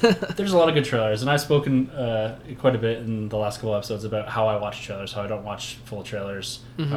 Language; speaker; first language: English; native; English